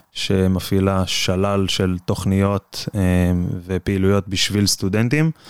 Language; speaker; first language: Hebrew; native; Hebrew